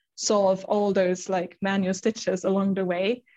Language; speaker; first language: English; non-native, fluent; German